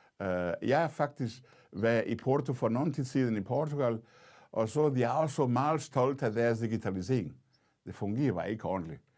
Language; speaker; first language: Danish; non-native, fluent; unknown